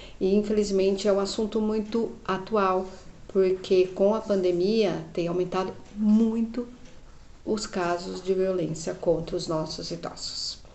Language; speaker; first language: Portuguese; native; Portuguese